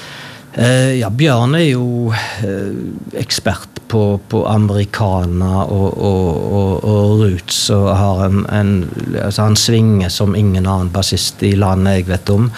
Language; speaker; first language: Norwegian; native; Norwegian